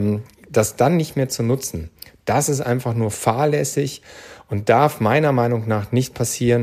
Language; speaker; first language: German; native; German